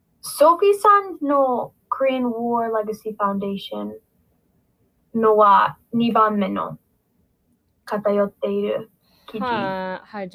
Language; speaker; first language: Japanese; non-native, learner; English